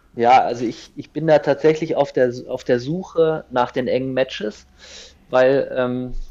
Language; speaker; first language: German; native; German